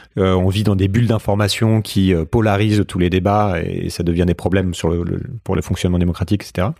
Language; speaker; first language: French; native; French